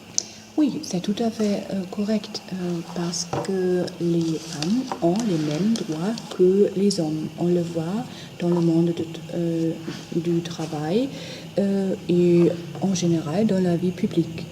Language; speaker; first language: French; non-native, fluent; German